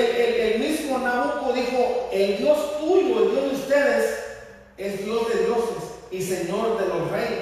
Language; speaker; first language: Spanish; native; Spanish